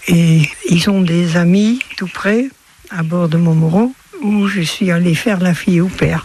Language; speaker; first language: French; non-native, fluent; Dutch